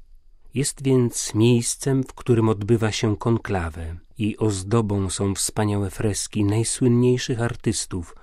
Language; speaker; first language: Polish; native; Polish